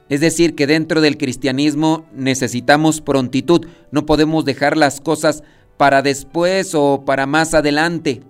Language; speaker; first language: Spanish; native; Spanish